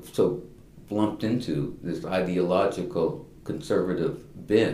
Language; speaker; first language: English; native; English